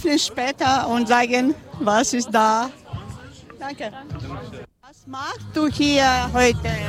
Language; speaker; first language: German; non-native, learner; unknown